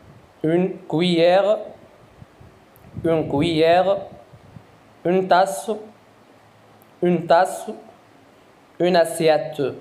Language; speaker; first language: French; non-native, fluent; Arabic